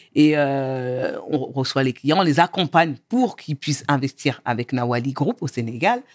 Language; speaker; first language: French; early bilingual, other home language; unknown